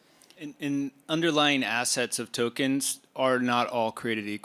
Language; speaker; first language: English; native; English